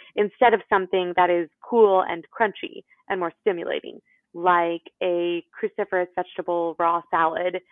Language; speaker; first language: English; native; English